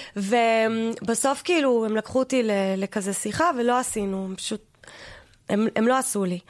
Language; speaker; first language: Hebrew; early bilingual, other home language; English